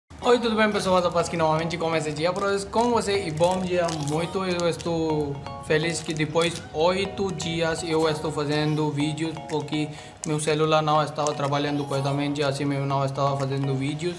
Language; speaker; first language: Portuguese; non-native, learner; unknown